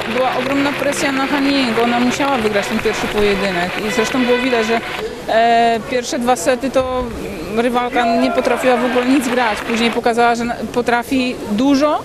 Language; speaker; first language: Polish; native; Polish